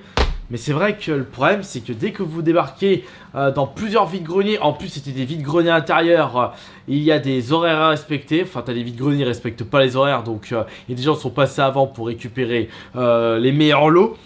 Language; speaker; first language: French; native; French